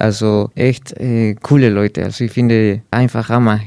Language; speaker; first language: German; non-native, learner; Spanish